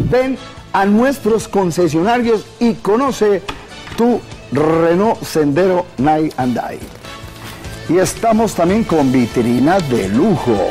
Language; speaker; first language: Spanish; native; Spanish